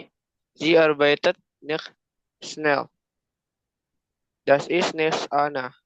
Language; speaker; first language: German; non-native, learner; Indonesian